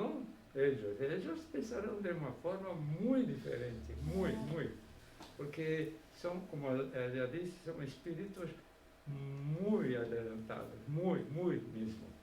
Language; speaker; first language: Spanish; non-native, fluent; Portuguese